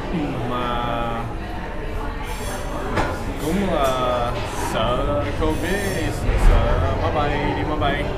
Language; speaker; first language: Vietnamese; early bilingual, heritage; English